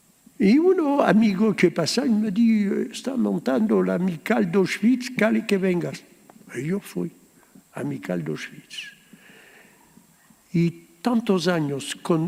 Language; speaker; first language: Spanish; early bilingual, heritage; Spanish